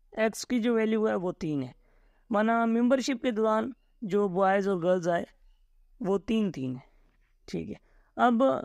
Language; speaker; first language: Urdu; native; Urdu